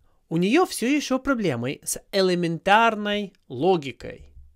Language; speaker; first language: Russian; non-native, fluent; English